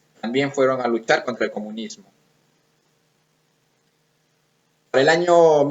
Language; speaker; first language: Spanish; native; Spanish